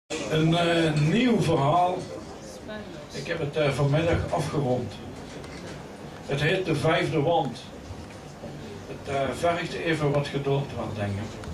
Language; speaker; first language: Dutch; native; Dutch